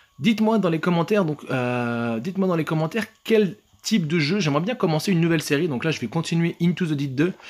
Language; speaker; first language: French; native; French